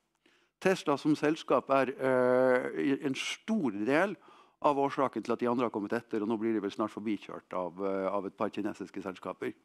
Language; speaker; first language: Norwegian; non-native, fluent; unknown